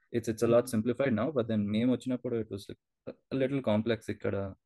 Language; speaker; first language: English; non-native, local second language; Telugu